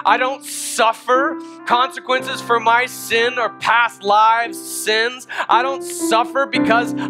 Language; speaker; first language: English; native; English